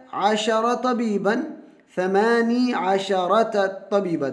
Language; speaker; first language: Arabic; non-native, fluent; Urdu